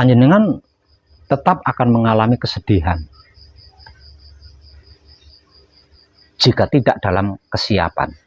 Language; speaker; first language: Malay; non-native, local second language; Javanese